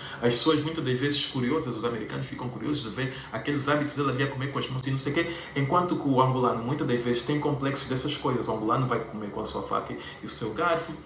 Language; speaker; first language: Portuguese; native; Portuguese